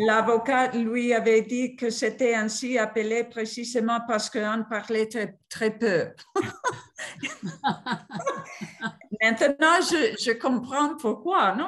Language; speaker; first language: French; non-native, fluent; Spanish